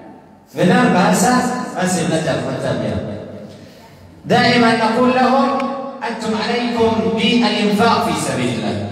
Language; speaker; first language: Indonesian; non-native, learner; Arabic